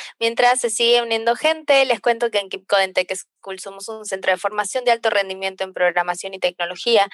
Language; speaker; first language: Spanish; native; Spanish